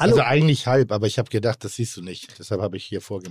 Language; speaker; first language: German; native; German